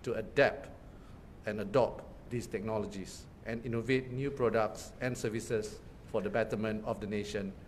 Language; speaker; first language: English; non-native, local second language; Malay